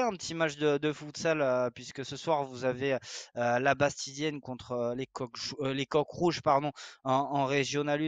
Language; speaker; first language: French; native; French